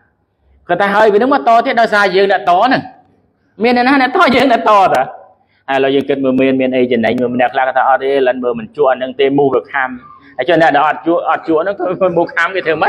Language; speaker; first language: Khmer; native; Khmer